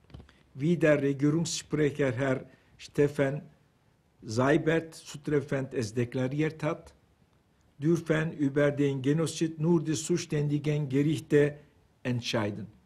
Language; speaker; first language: German; non-native, fluent; Turkish